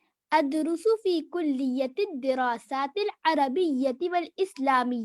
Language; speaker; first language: Arabic; non-native, learner; Urdu